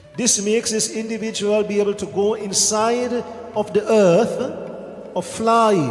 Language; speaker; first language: English; native; English